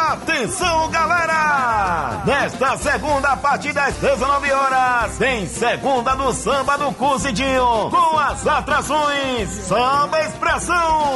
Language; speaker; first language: Portuguese; native; Portuguese